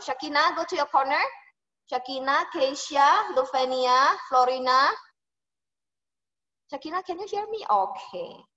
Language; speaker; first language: English; non-native, fluent; Indonesian